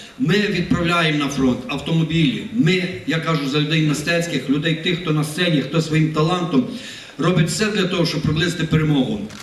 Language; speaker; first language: Ukrainian; native; Ukrainian